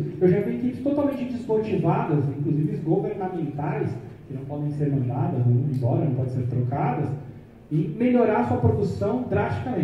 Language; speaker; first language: Portuguese; native; Portuguese